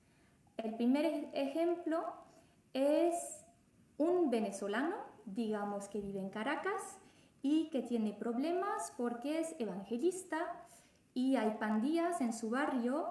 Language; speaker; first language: Spanish; non-native, fluent; French